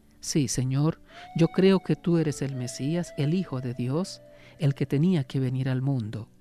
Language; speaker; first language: Spanish; native; Spanish